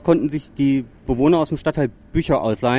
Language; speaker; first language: German; native; German